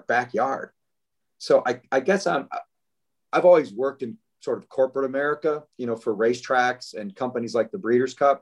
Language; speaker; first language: English; native; English